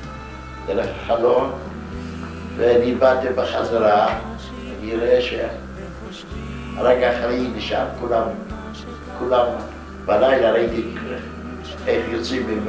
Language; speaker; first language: Hebrew; non-native, fluent; Yiddish